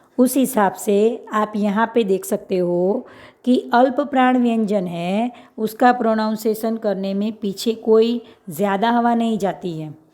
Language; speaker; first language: Hindi; non-native, local second language; Gujarati